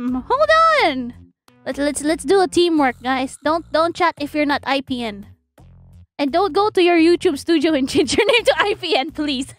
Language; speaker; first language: English; non-native, fluent; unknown